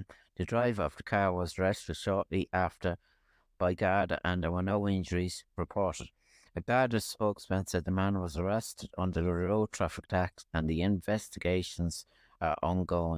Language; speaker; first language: English; native; English